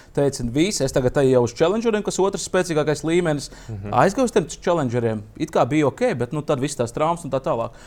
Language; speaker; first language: Latvian; native; Latvian